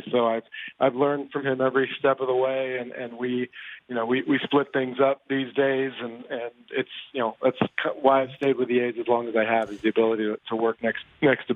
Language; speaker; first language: English; native; English